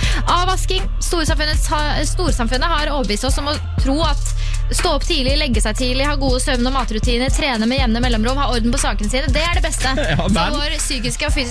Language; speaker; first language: Norwegian; native; Norwegian